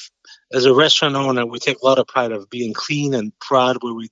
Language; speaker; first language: English; non-native, fluent; Albanian